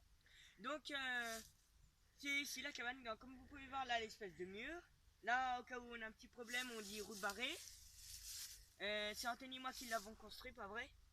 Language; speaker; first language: French; native; French